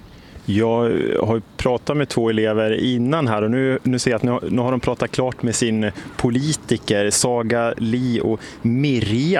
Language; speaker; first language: Swedish; native; Swedish